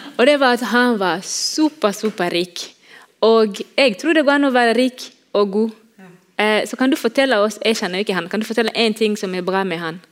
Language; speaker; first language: Norwegian; non-native, fluent; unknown